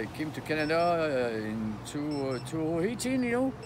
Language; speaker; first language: English; non-native, fluent; French